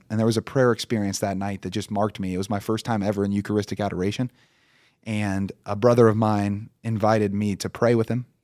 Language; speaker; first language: English; native; English